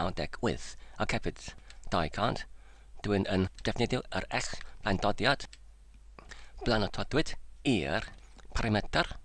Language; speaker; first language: Welsh; non-native, learner; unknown